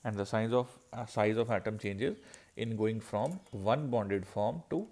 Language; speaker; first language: English; non-native, local second language; Punjabi